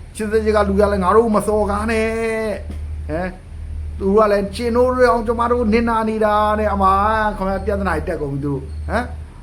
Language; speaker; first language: Burmese; native; Burmese